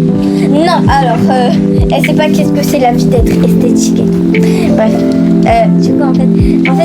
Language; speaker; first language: French; native; French